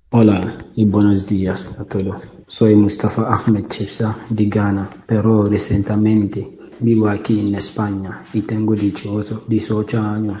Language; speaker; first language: Spanish; non-native, learner; English